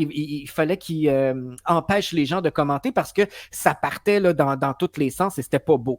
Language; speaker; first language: French; native; French